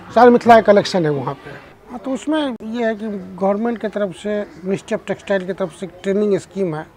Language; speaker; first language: Hindi; native; Hindi